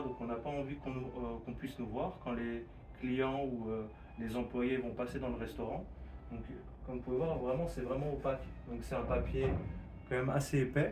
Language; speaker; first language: French; native; French